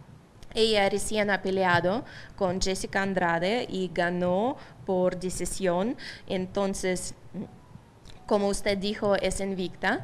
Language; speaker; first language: Spanish; non-native, fluent; Russian